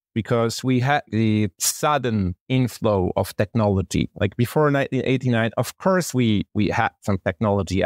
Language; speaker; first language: English; non-native, fluent; Polish